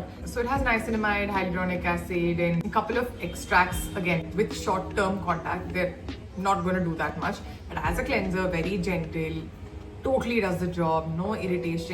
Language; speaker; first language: English; native; English